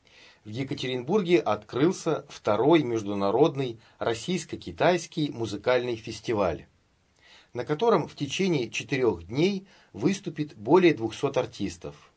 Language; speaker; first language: Russian; native; Russian